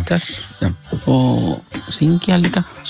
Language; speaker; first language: Icelandic; non-native, learner; Spanish